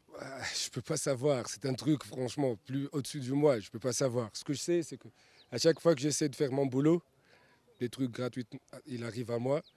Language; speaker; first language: French; non-native, local second language; Arabic